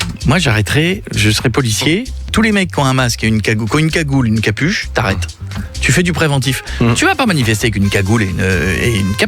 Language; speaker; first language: French; native; French